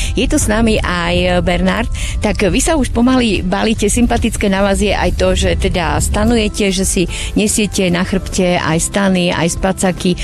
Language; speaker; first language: Slovak; native; Slovak